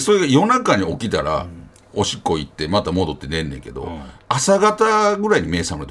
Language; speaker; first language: Japanese; native; Japanese